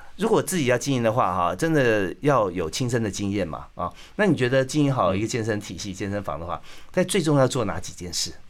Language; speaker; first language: Chinese; native; Chinese